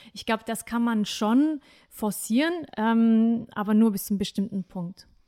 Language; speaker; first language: German; early bilingual, other home language; Turkish